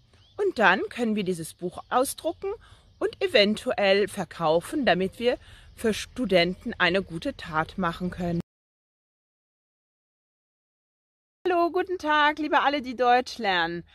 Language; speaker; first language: German; non-native, fluent; French